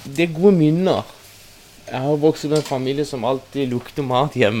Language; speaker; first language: Norwegian; early bilingual, other home language; Persian